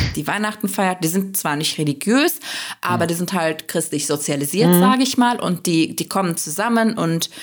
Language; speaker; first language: German; non-native, fluent; Turkish